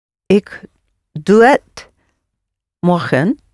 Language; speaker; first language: Dutch; non-native, learner; English